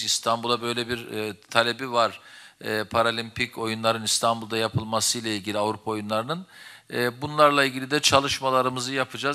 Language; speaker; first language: Turkish; native; Turkish